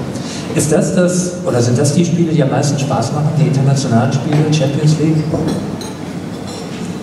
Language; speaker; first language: German; native; German